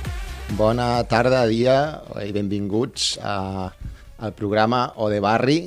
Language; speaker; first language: Catalan; native; Catalan